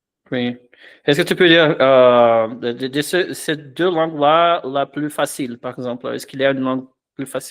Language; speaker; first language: French; non-native, fluent; Portuguese